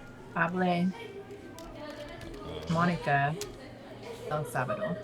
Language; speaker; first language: Spanish; non-native, learner; English